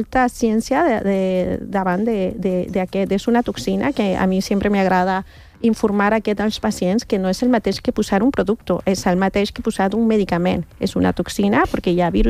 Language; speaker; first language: Catalan; non-native, learner; Spanish